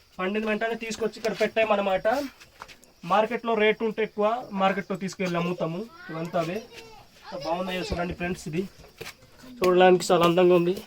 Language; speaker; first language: Telugu; non-native, local second language; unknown